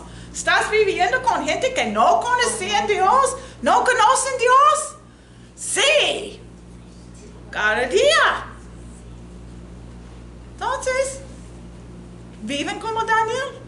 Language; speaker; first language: Spanish; non-native, learner; English